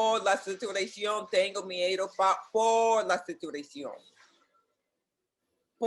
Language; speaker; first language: Spanish; non-native, learner; English